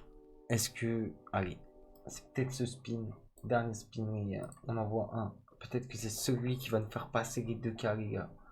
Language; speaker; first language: French; native; French